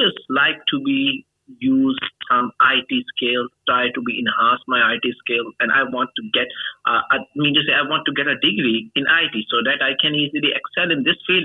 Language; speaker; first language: English; non-native, local second language; Urdu